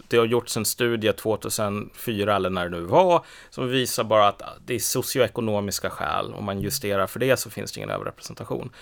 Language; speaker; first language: Swedish; native; Swedish